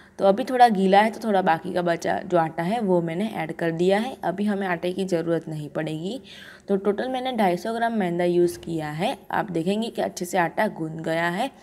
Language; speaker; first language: Hindi; non-native, local second language; Gujarati